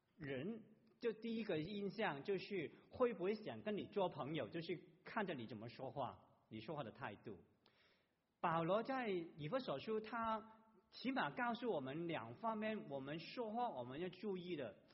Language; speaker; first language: Chinese; non-native, local second language; Cantonese